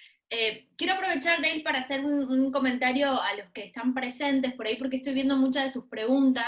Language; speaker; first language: Spanish; native; Spanish